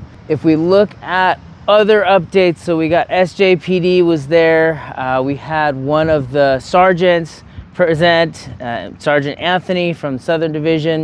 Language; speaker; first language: English; native; English